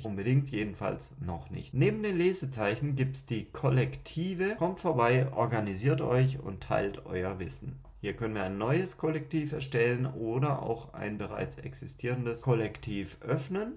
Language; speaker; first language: German; native; German